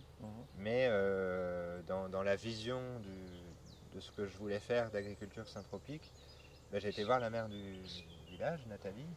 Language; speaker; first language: French; native; French